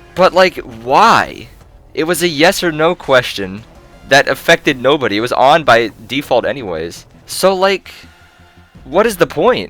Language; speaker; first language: English; native; English